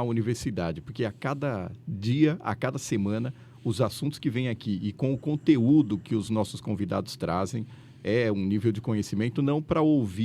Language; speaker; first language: Portuguese; native; Portuguese